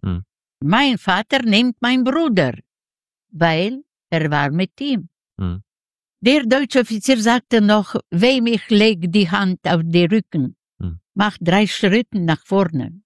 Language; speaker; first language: German; non-native, learner; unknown